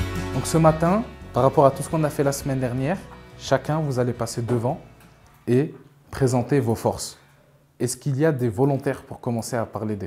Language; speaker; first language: French; native; French